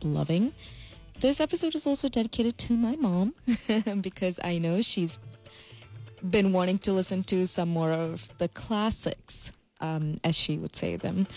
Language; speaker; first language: English; non-native, local second language; Malayalam